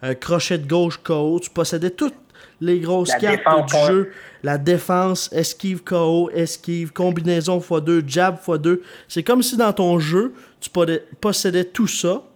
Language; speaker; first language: French; native; French